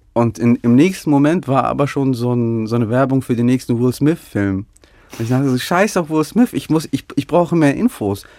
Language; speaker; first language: German; early bilingual, other home language; Russian